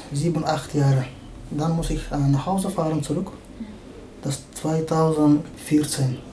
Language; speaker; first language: German; non-native, learner; Chechen